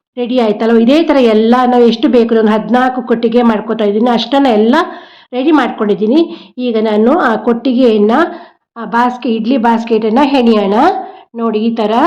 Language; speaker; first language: Kannada; non-native, local second language; Konkani